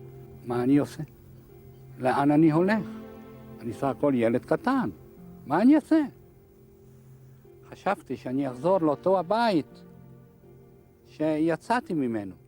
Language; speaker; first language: Hebrew; non-native, fluent; Hungarian